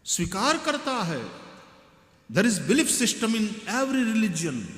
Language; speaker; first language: Hindi; non-native, local second language; Gujarati